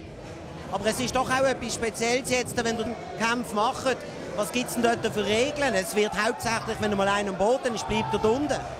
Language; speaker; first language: German; native; German